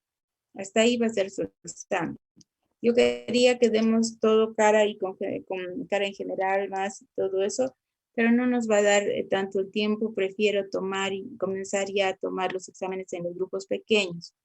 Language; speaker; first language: Spanish; native; Spanish